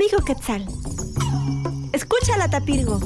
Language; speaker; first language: Spanish; native; Spanish